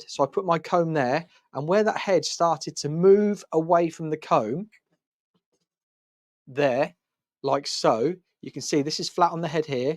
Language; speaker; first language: English; native; English